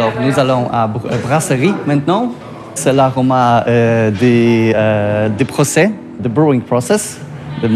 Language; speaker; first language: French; non-native, learner; Polish